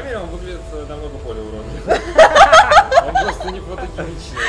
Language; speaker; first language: Russian; native; Russian